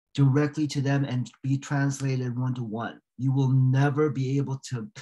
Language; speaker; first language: English; native; English